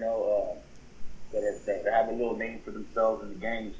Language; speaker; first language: English; early bilingual, other home language; Spanish